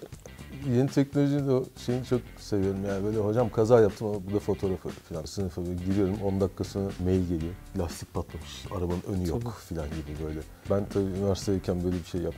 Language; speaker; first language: Turkish; native; Turkish